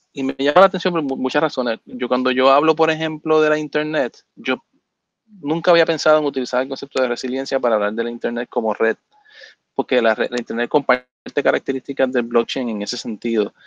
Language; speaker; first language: Spanish; native; Spanish